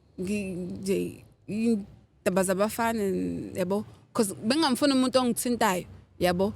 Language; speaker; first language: Zulu; native; Zulu